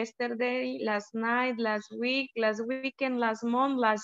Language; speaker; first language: English; non-native, learner; Spanish